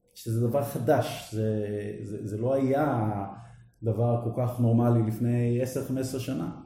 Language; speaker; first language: Hebrew; native; Hebrew